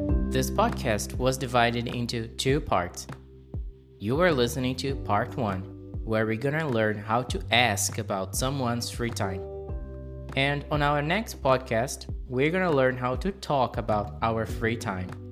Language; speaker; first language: English; non-native, fluent; Portuguese